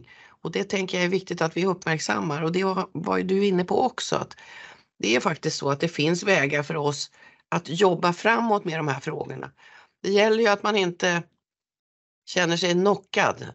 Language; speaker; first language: Swedish; native; Swedish